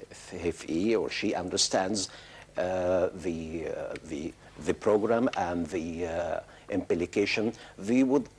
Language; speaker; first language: English; non-native, fluent; Arabic